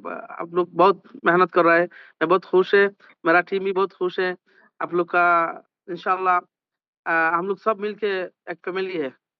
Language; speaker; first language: Hindi; non-native, learner; Bangla